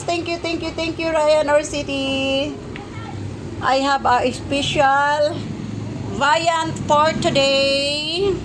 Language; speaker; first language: English; non-native, learner; Filipino